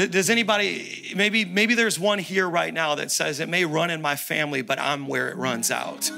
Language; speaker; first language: English; native; English